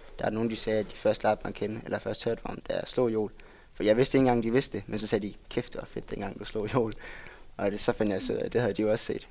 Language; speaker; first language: Danish; native; Danish